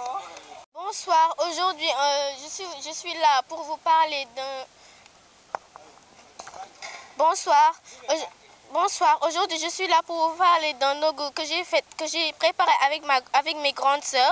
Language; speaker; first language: French; non-native, local second language; Wolof